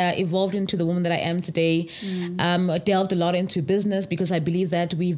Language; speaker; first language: English; non-native, local second language; Zulu